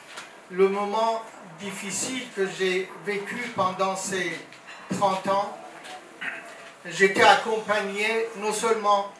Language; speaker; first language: French; non-native, fluent; Persian